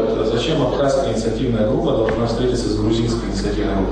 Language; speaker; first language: Russian; native; Russian